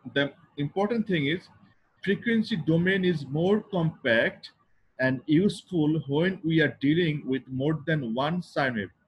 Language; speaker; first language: English; non-native, local second language; Bangla